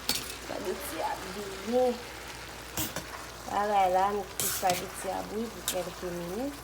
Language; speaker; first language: French; non-native, learner; Haitian Creole